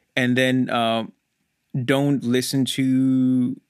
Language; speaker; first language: English; non-native, local second language; Hindi